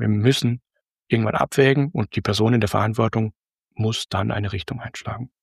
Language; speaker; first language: German; native; German